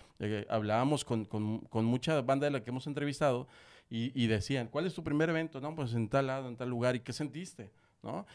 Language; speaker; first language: Spanish; native; Spanish